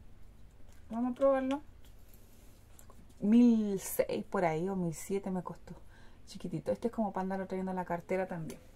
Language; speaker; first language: Spanish; native; Spanish